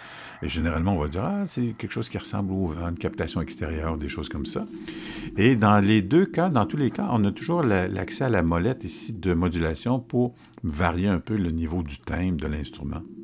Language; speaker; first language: French; native; French